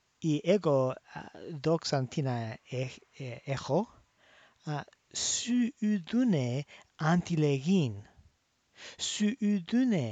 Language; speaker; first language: Greek; non-native, fluent; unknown